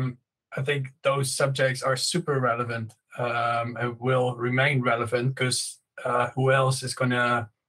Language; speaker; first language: English; non-native, fluent; Dutch